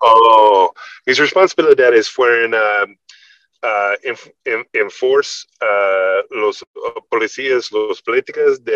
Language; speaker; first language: Spanish; non-native, learner; English